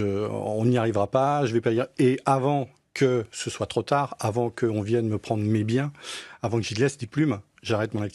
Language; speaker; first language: French; native; French